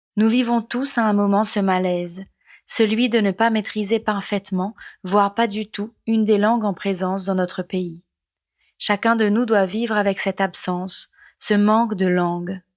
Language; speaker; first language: French; non-native, local second language; Morisyen